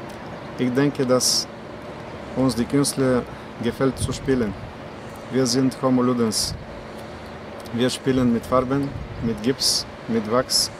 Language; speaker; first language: German; non-native, fluent; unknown